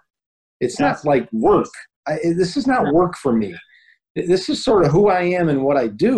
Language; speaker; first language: English; native; English